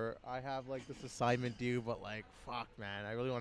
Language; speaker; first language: English; native; English